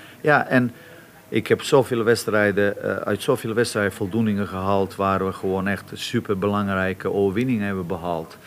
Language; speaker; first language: Dutch; non-native, fluent; Bosnian